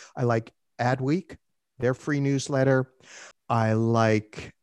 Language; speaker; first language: English; native; English